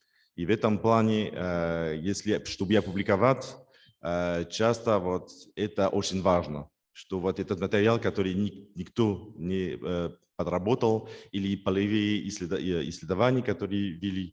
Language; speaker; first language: Russian; non-native, fluent; French